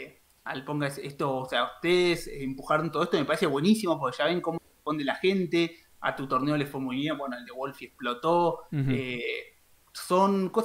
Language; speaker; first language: Spanish; native; Spanish